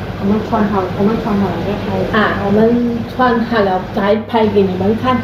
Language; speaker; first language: Chinese; native; Chinese